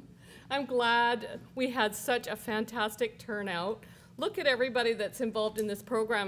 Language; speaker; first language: English; native; English